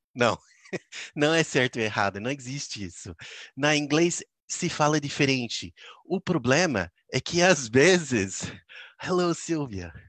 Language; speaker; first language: Portuguese; non-native, fluent; English